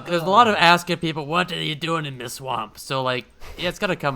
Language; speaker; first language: English; native; English